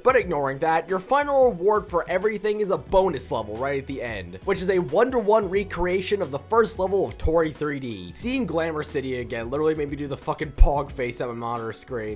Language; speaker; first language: English; native; English